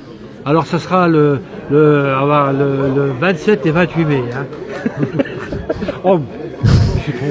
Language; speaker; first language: French; native; French